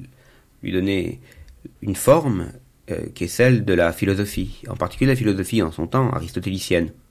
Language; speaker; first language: French; native; French